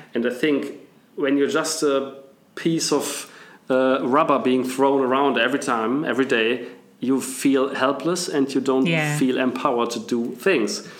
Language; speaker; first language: English; non-native, fluent; German